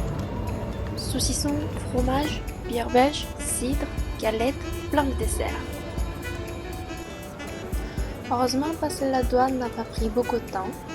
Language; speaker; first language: French; non-native, fluent; Korean